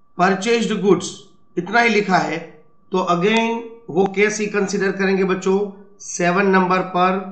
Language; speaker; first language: Hindi; non-native, local second language; Gujarati